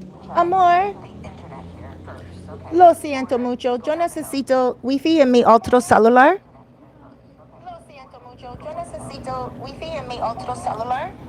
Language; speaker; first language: Spanish; non-native, learner; English